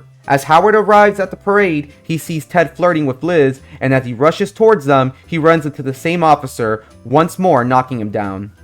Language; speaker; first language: English; native; English